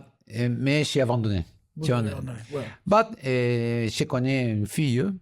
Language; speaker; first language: French; non-native, learner; Spanish